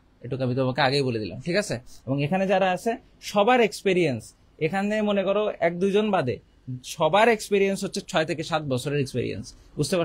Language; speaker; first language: Bangla; native; Bangla